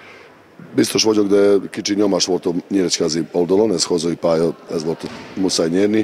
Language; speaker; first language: Hungarian; non-native, learner; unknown